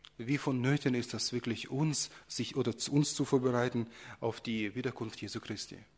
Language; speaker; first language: German; early bilingual, other home language; Russian